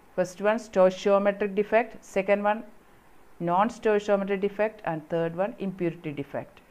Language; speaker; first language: English; non-native, local second language; Malayalam